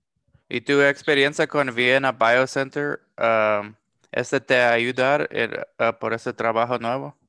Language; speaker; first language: Spanish; non-native, learner; English